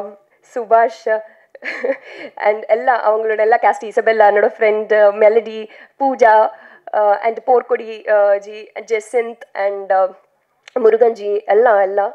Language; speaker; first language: Tamil; non-native, learner; Telugu